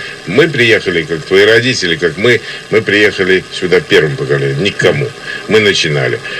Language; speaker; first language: Russian; native; Russian